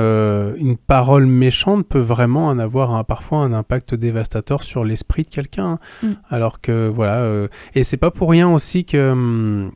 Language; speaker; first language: French; native; French